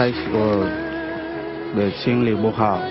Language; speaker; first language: Chinese; non-native, learner; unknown